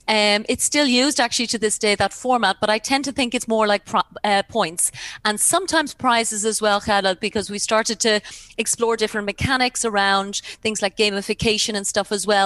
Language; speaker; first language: English; native; English